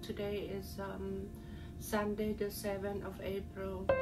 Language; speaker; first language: English; non-native, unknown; Khmer